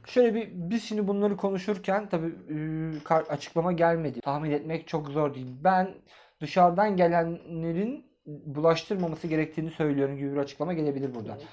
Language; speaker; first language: Turkish; native; Turkish